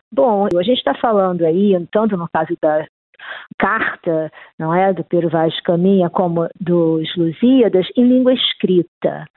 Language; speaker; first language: Portuguese; native; Portuguese